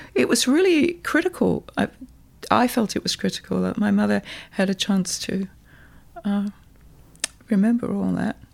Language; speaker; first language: English; native; English